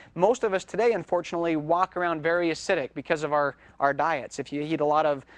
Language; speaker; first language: English; native; English